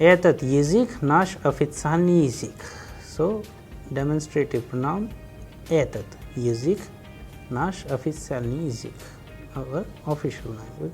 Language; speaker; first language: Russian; non-native, fluent; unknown